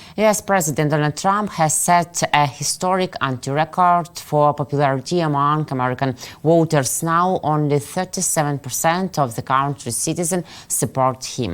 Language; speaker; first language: English; non-native, fluent; Russian